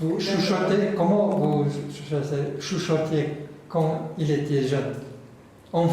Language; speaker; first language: French; non-native, learner; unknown